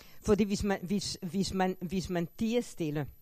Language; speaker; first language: Danish; non-native, fluent; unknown